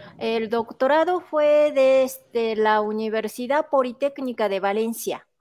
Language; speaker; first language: Spanish; non-native, fluent; Japanese